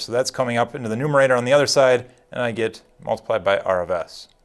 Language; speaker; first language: English; native; English